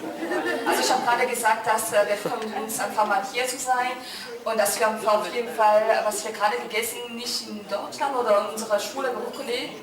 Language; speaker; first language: German; non-native, learner; French